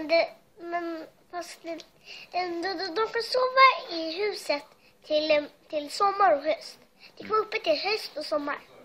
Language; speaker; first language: Swedish; early bilingual, other home language; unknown